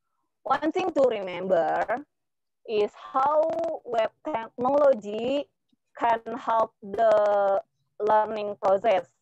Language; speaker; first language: English; non-native, learner; Indonesian